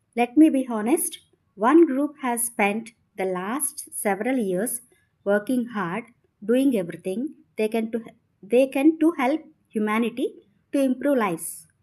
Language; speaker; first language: English; non-native, local second language; Telugu